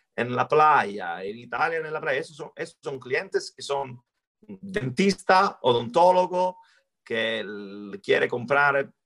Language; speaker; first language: Spanish; non-native, learner; Italian